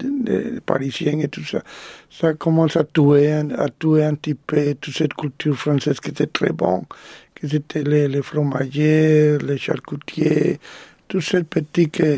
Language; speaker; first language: French; non-native, fluent; Spanish